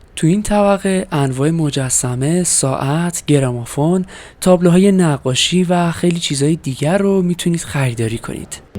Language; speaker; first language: Persian; native; Persian